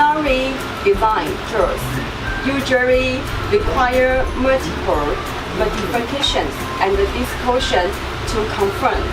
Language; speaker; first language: English; non-native, learner; Chinese